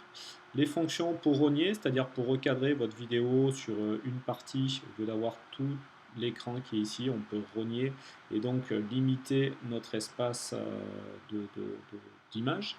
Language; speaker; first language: French; native; French